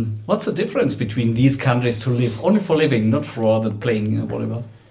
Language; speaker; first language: English; non-native, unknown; German